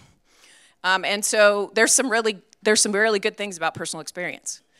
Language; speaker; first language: English; native; English